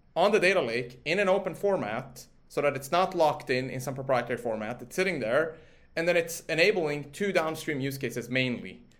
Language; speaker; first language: English; early bilingual, other home language; Swedish